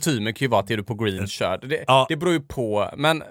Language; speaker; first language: Swedish; native; Swedish